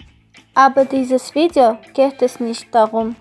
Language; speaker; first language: German; non-native, learner; Armenian